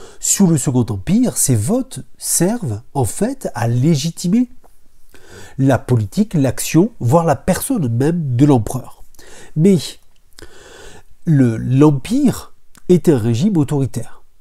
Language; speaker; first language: French; native; French